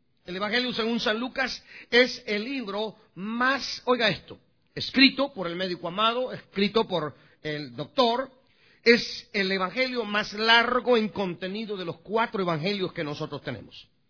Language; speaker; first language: Spanish; native; Spanish